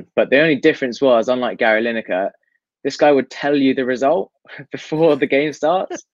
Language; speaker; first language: English; native; English